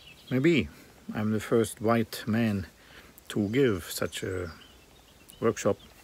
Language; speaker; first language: English; non-native, fluent; German